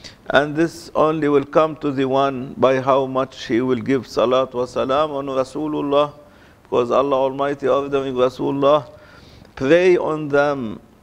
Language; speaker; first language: English; non-native, fluent; Arabic